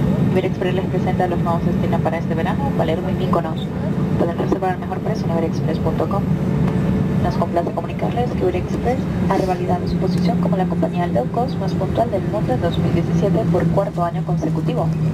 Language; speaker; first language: Spanish; native; Spanish